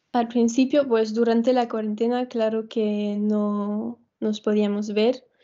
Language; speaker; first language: Spanish; non-native, fluent; French